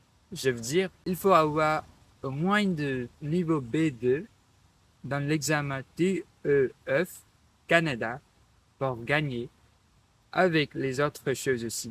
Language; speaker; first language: French; non-native, learner; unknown